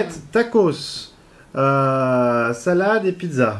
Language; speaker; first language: French; native; French